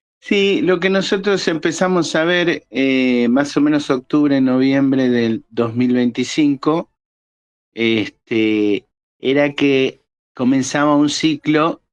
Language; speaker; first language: Spanish; native; Spanish